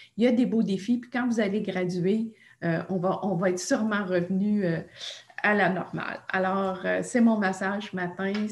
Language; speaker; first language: French; native; French